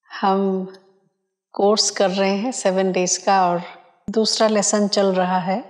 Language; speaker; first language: Hindi; non-native, local second language; Odia